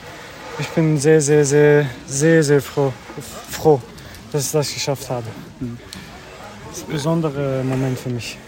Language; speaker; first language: German; non-native, fluent; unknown